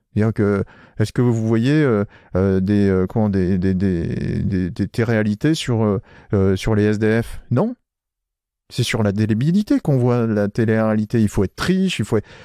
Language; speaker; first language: French; native; French